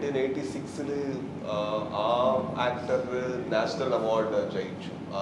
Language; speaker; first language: Malayalam; non-native, learner; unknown